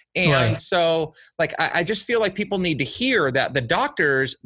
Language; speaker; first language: English; native; English